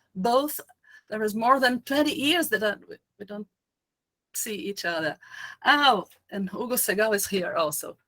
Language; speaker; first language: English; non-native, fluent; Portuguese